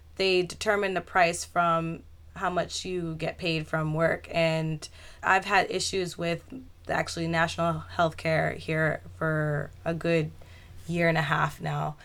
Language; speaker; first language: English; native; English